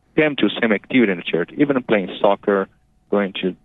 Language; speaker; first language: English; non-native, fluent; Portuguese